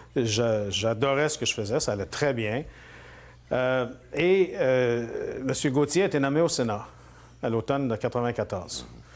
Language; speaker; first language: French; native; French